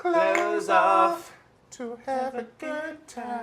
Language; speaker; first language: English; native; English